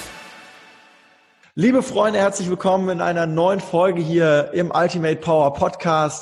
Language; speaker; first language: German; native; German